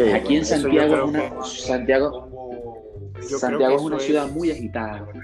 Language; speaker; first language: Spanish; native; Spanish